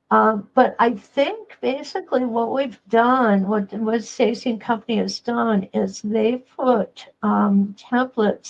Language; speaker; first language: English; native; English